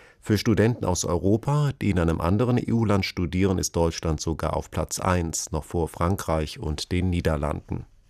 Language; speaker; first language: German; native; German